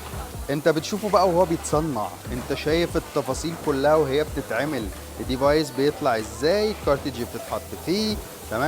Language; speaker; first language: Arabic; native; Arabic